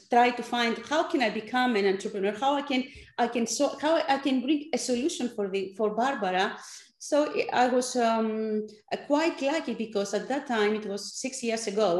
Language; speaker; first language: English; non-native, fluent; Greek